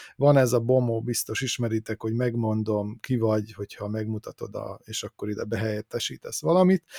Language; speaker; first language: Hungarian; native; Hungarian